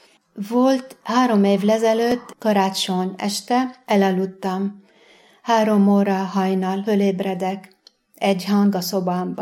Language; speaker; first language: Hungarian; non-native, fluent; Arabic